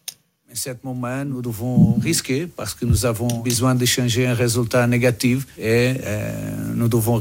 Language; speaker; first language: French; non-native, learner; Portuguese